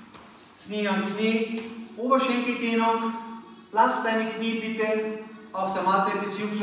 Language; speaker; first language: German; native; German